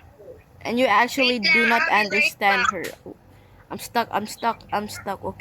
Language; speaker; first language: English; non-native, local second language; Filipino